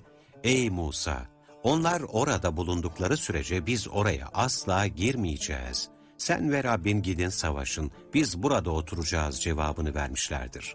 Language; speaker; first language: Turkish; native; Turkish